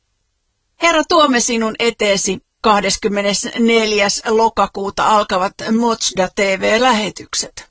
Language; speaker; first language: Finnish; native; Finnish